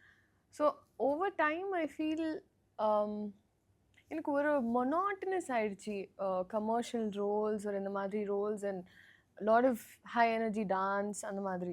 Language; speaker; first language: Tamil; non-native, learner; Telugu